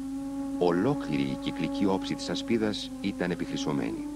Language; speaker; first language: Greek; native; Greek